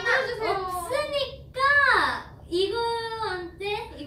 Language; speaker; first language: Korean; non-native, fluent; Japanese